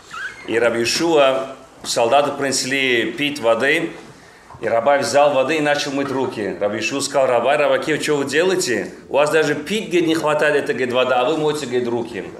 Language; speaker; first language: Russian; non-native, local second language; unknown